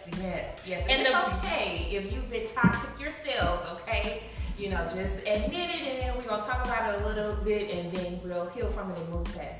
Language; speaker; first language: English; native; English